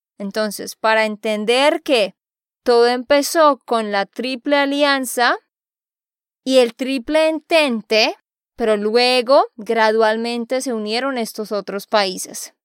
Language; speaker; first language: Spanish; native; Spanish